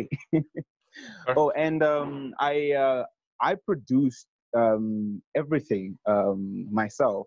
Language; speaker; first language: English; non-native, local second language; Nyanja